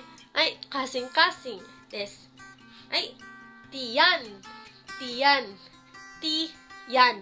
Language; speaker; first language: Japanese; non-native, fluent; Filipino